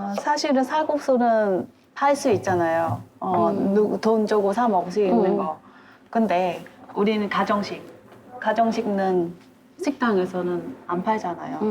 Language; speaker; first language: Korean; non-native, fluent; Vietnamese